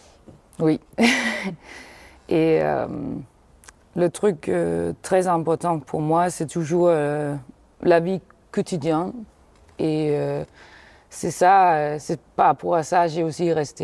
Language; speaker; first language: French; non-native, fluent; Danish